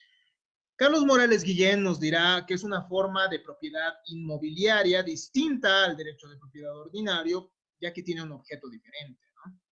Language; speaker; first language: Spanish; native; Spanish